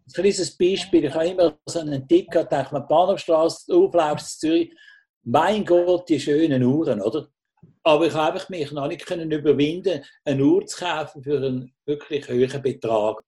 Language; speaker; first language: German; native; German